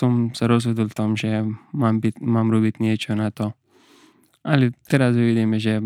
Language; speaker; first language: Slovak; non-native, learner; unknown